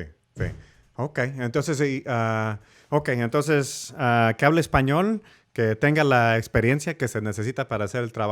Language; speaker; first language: Spanish; early bilingual, heritage; Spanish